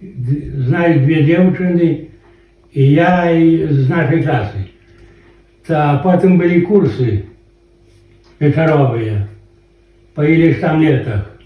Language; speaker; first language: Polish; non-native, local second language; Belarusian